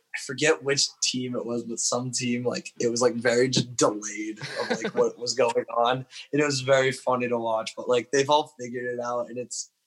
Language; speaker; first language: English; native; English